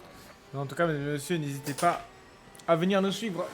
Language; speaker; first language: French; native; French